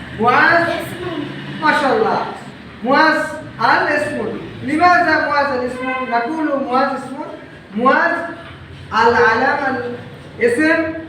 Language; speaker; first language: Arabic; non-native, fluent; Bangla